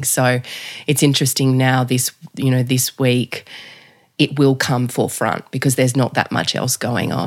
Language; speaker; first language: English; native; English